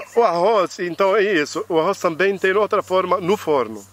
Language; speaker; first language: Portuguese; non-native, fluent; Arabic